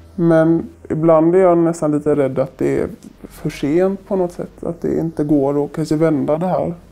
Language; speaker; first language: Swedish; native; Swedish